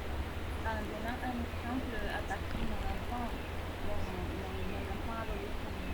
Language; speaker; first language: French; non-native, learner; Spanish